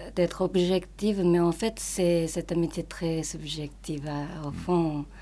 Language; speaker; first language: French; non-native, fluent; Japanese